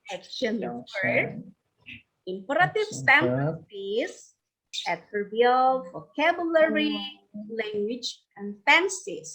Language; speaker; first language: English; non-native, learner; Indonesian